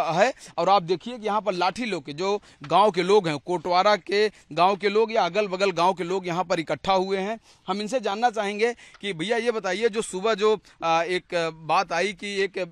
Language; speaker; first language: Hindi; native; Hindi